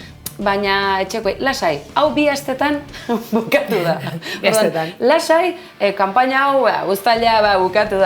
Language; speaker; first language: Basque; native; Basque